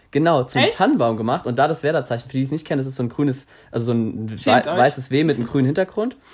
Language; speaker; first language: German; native; German